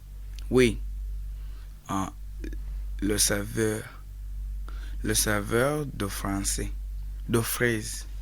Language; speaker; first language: French; non-native, learner; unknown